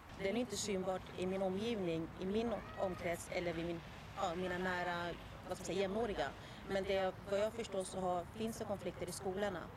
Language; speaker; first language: Swedish; early bilingual, other home language; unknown